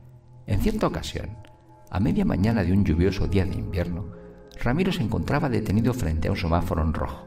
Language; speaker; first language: Spanish; native; Spanish